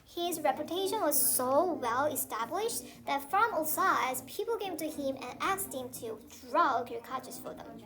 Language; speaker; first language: English; non-native, fluent; Korean